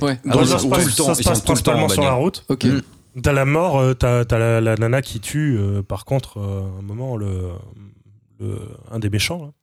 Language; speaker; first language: French; native; French